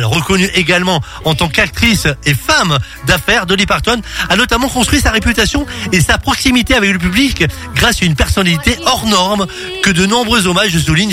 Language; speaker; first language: French; native; French